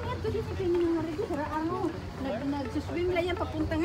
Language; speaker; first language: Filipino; non-native, local second language; Cebuano